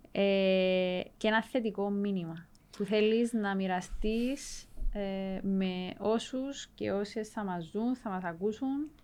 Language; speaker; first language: Greek; native; Greek